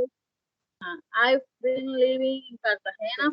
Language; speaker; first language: English; non-native, learner; Spanish